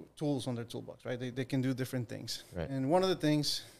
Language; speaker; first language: English; non-native, fluent; Spanish